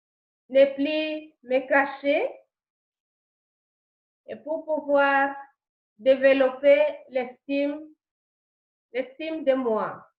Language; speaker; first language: French; non-native, learner; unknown